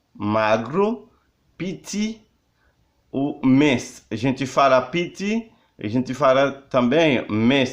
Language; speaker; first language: Portuguese; non-native, learner; Haitian Creole